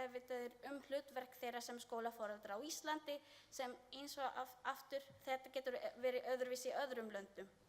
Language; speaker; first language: Icelandic; non-native, learner; Filipino